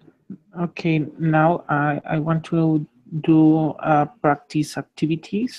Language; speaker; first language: English; non-native, fluent; Spanish